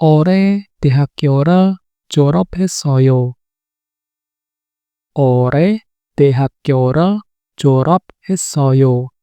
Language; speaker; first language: Korean; non-native, fluent; Indonesian